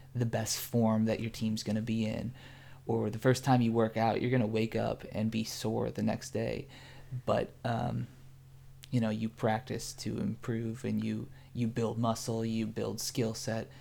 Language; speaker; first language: English; native; English